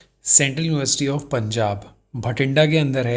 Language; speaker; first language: Hindi; native; Hindi